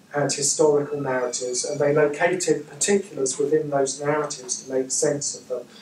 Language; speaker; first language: English; native; English